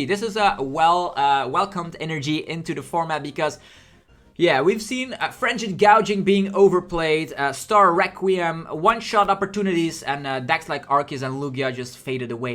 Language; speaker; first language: English; non-native, fluent; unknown